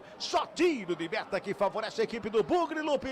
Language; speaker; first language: Portuguese; native; Portuguese